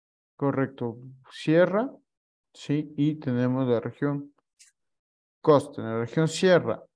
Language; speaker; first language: Spanish; native; Spanish